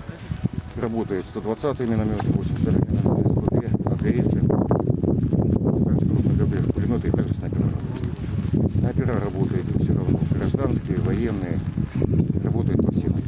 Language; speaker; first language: Russian; native; Russian